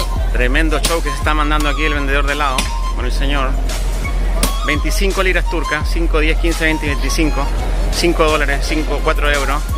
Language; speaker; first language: Spanish; native; Spanish